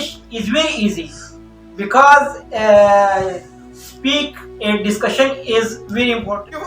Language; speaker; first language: English; non-native, learner; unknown